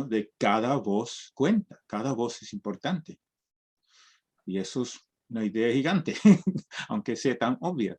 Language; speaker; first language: Spanish; early bilingual, heritage; Spanish